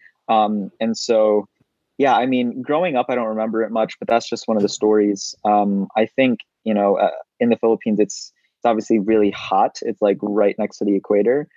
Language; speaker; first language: English; native; English